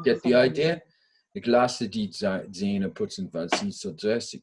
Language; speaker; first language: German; non-native, fluent; English